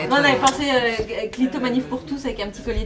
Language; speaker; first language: French; native; French